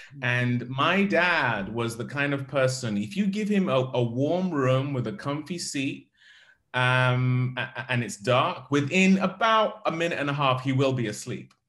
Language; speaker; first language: English; native; English